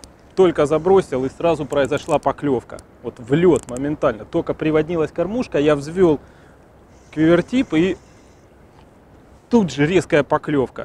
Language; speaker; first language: Russian; native; Russian